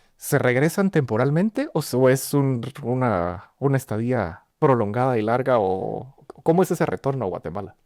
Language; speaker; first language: Spanish; native; Spanish